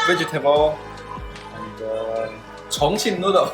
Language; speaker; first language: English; non-native, learner; Chinese